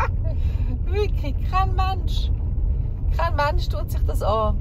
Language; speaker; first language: German; native; German